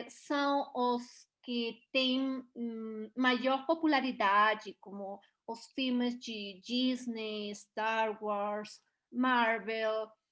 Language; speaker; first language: Portuguese; non-native, learner; Spanish